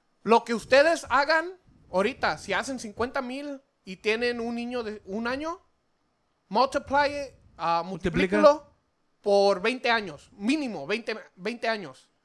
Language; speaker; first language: Spanish; early bilingual, heritage; Spanish